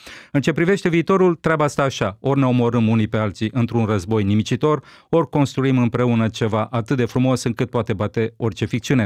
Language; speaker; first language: Romanian; native; Romanian